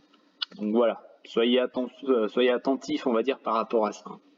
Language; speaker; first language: French; native; French